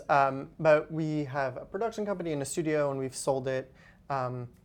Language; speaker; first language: English; non-native, fluent; Hebrew